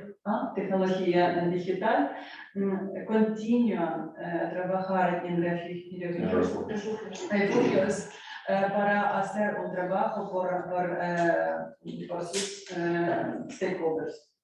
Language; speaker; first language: Spanish; non-native, learner; Ukrainian